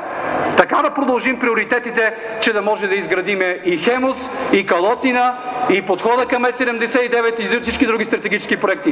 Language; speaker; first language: Bulgarian; native; Bulgarian